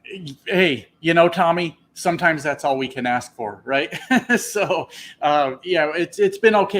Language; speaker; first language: English; native; English